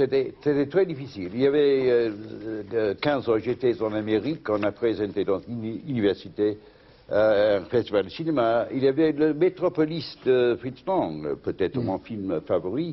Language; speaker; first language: French; non-native, fluent; English